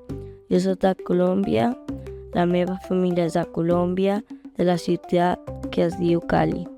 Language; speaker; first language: Catalan; non-native, learner; Spanish